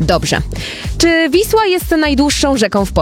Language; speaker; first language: Polish; native; Polish